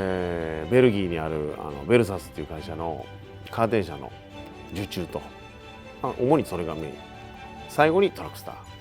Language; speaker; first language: Japanese; native; Japanese